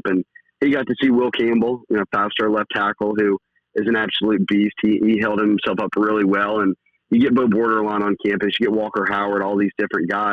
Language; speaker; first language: English; native; English